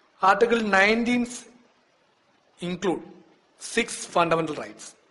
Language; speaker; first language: English; non-native, local second language; Malayalam